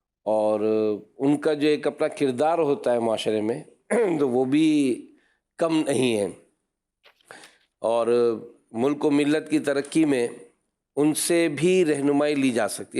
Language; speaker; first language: Urdu; native; Urdu